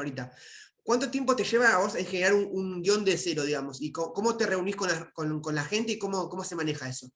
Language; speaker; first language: Spanish; native; Spanish